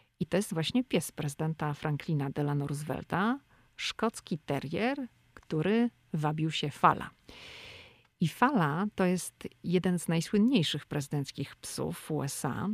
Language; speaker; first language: Polish; native; Polish